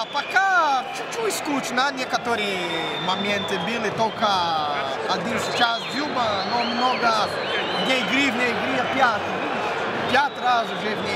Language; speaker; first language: Russian; non-native, fluent; Portuguese